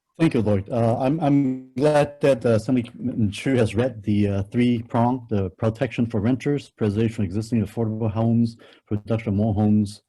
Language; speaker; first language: English; non-native, local second language; Cantonese